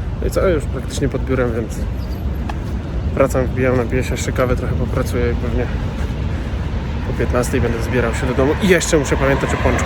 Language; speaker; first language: Polish; native; Polish